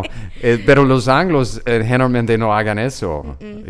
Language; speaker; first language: Spanish; non-native, learner; English